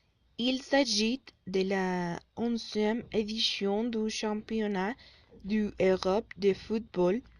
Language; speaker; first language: French; non-native, learner; Spanish